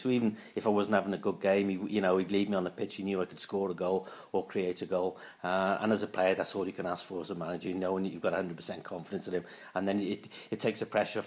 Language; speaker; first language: English; native; English